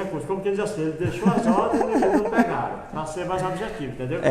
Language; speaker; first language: Portuguese; native; Portuguese